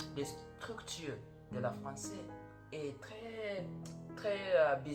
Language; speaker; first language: French; non-native, learner; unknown